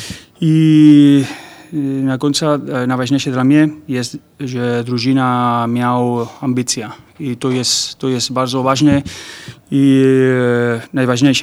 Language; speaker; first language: Polish; non-native, fluent; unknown